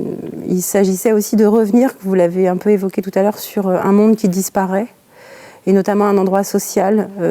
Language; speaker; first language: French; native; French